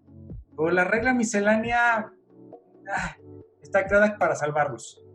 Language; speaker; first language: Spanish; native; Spanish